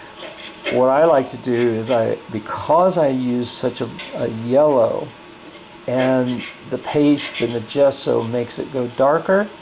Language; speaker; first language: English; native; English